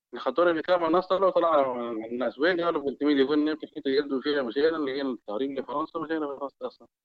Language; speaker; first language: Arabic; native; Arabic